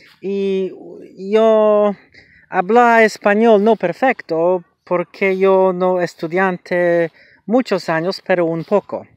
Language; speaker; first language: Spanish; non-native, learner; English